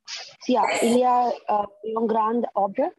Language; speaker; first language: French; non-native, learner; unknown